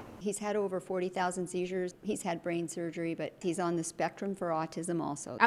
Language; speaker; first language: English; native; English